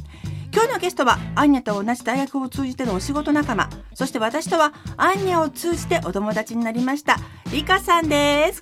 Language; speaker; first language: Japanese; native; Japanese